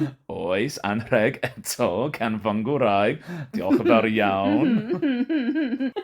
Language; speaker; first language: Welsh; non-native, learner; English